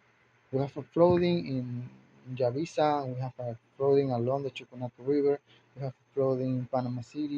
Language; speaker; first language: English; non-native, learner; Spanish